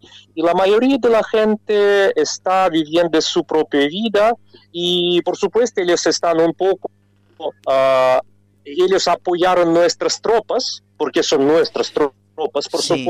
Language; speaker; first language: Spanish; non-native, fluent; Russian